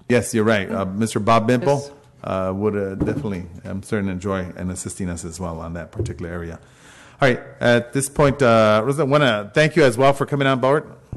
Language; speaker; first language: English; native; English